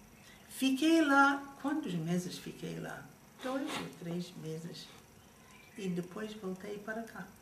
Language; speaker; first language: Portuguese; non-native, fluent; English